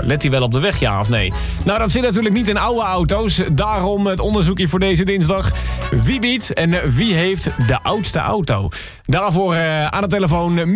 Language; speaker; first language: Dutch; native; Dutch